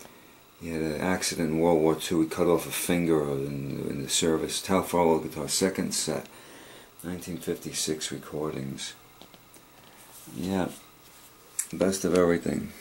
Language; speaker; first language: English; native; English